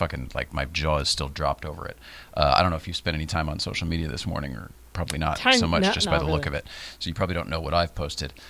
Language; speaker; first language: English; native; English